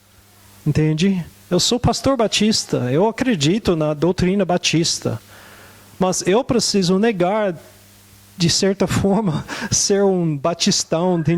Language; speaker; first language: Portuguese; non-native, fluent; English